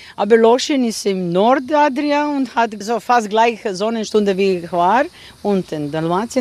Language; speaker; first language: German; non-native, learner; Croatian